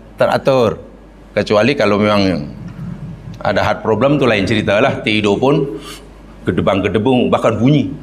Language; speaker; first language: Malay; native; Malay